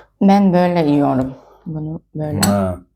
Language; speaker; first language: Turkish; non-native, learner; Russian